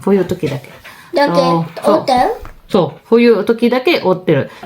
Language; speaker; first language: Japanese; non-native, fluent; Filipino